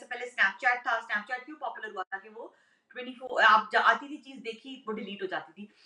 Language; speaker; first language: Urdu; native; Urdu